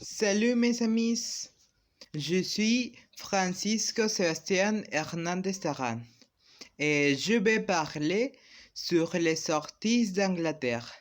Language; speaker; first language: French; non-native, learner; Spanish